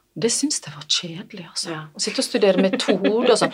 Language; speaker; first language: Norwegian; native; Norwegian